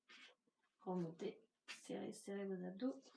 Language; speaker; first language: French; native; French